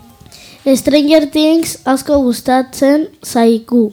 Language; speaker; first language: Basque; non-native, learner; Spanish